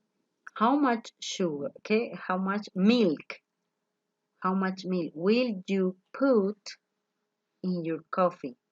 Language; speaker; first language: English; non-native, fluent; Spanish